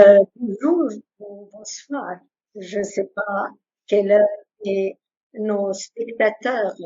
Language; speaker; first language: French; non-native, local second language; Arabic